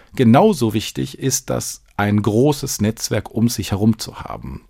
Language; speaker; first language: German; non-native, fluent; Swedish